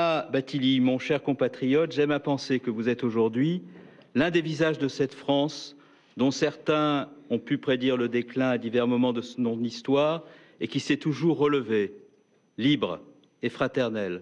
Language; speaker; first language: French; native; French